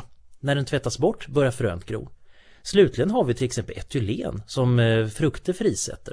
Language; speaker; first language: Swedish; native; Swedish